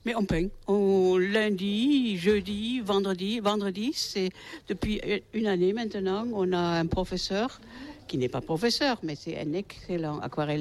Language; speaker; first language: French; native; French